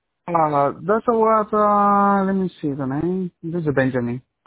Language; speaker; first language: English; non-native, learner; Spanish